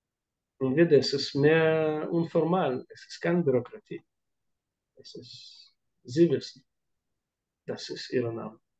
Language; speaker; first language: German; non-native, fluent; Russian